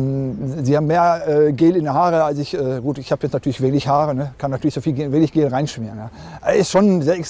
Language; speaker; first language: German; native; German